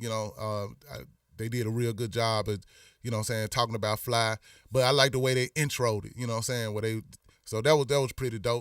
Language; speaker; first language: English; native; English